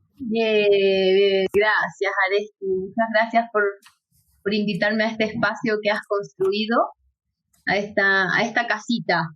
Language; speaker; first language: Spanish; native; Spanish